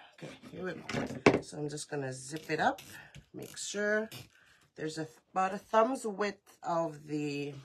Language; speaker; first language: English; native; English